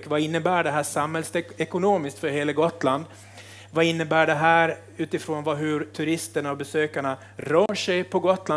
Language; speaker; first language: Swedish; native; Swedish